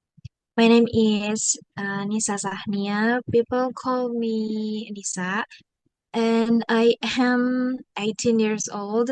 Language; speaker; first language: English; non-native, learner; Indonesian